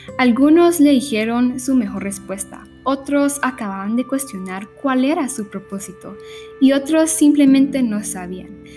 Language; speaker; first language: Spanish; early bilingual, heritage; Spanish